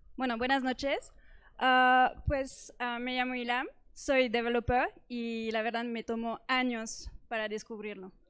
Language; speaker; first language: Spanish; non-native, fluent; French